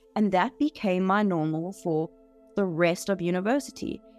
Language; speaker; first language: English; native; English